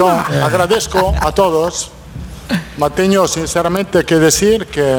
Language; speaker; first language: Portuguese; non-native, fluent; Italian